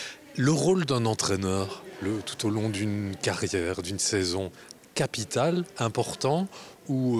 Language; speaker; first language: French; native; French